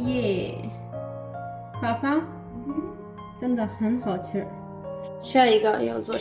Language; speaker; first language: Chinese; non-native, fluent; Urdu